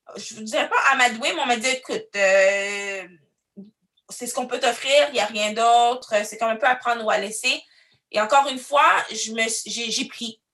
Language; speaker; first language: French; early bilingual, other home language; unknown